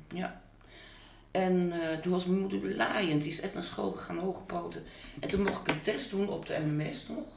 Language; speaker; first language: Dutch; native; Dutch